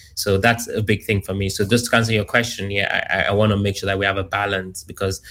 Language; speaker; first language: English; non-native, local second language; Yoruba